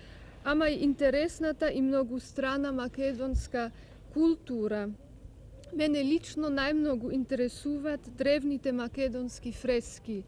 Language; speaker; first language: Macedonian; non-native, learner; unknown